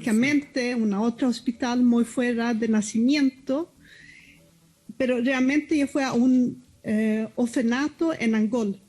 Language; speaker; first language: Spanish; early bilingual, heritage; Spanish